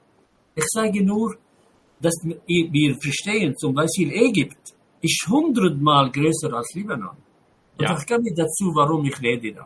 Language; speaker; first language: German; non-native, fluent; Arabic